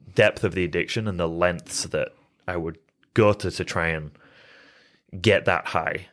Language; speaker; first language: English; native; English